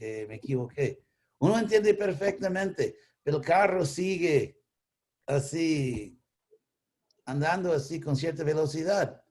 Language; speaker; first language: Spanish; non-native, fluent; English